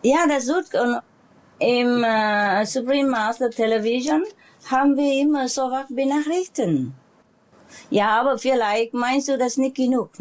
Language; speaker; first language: German; non-native, learner; Vietnamese